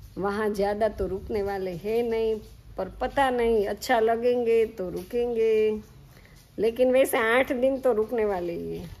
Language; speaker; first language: Hindi; non-native, local second language; Gujarati